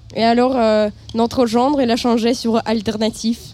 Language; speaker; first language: French; non-native, learner; Ukrainian